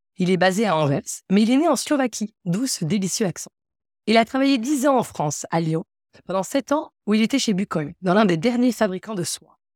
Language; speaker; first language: French; native; French